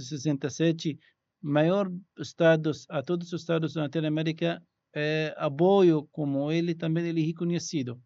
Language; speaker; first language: Portuguese; non-native, learner; Arabic